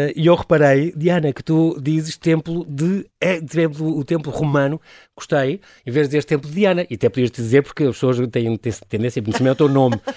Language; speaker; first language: Portuguese; native; Portuguese